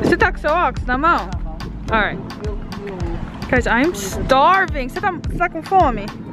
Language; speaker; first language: Portuguese; early bilingual, other home language; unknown